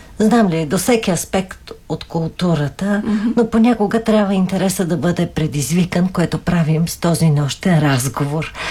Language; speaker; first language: Bulgarian; native; Bulgarian